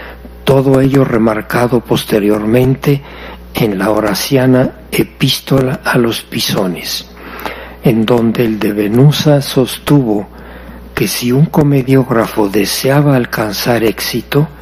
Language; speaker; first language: Spanish; native; Spanish